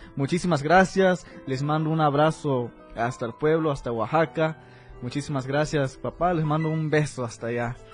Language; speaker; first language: Spanish; native; Spanish